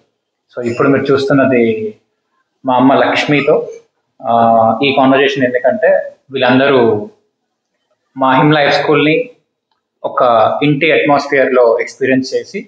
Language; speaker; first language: Telugu; native; Telugu